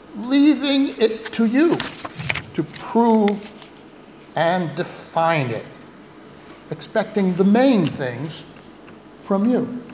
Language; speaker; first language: English; native; English